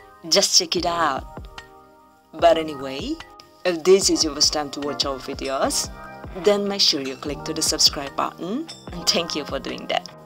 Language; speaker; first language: English; non-native, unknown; Indonesian